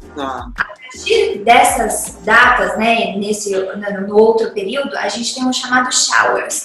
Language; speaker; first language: Portuguese; native; Portuguese